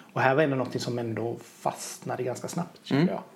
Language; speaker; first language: Swedish; native; Swedish